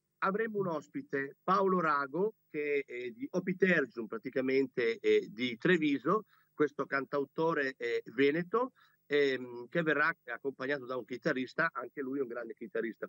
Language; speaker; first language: Italian; native; Italian